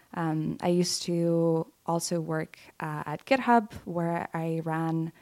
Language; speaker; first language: English; non-native, fluent; Lithuanian